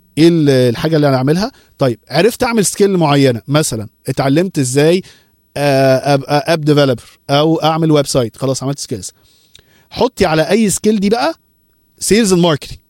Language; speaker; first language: Arabic; early bilingual, heritage; Arabic